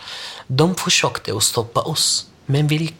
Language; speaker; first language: Swedish; non-native, learner; Arabic